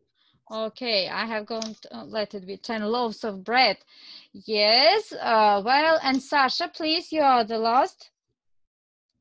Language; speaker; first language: English; non-native, fluent; Russian